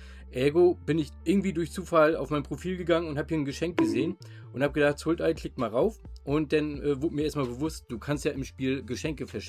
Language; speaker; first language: German; native; German